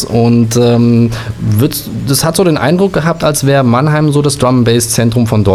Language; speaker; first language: German; native; German